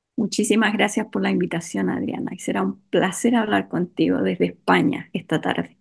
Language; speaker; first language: Spanish; native; Spanish